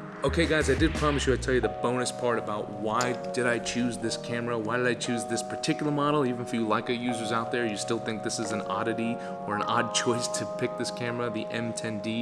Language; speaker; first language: English; native; English